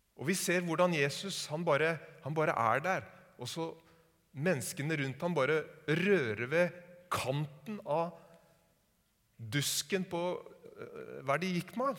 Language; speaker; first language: Norwegian; native; Norwegian